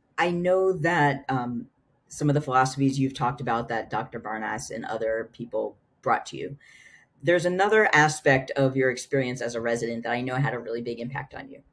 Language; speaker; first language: English; native; English